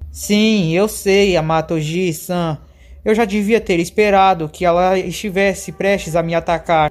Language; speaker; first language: Portuguese; native; Portuguese